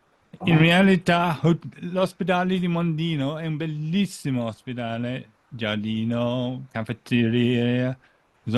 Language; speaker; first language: Italian; non-native, fluent; English